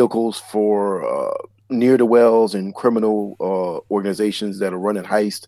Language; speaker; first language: English; native; English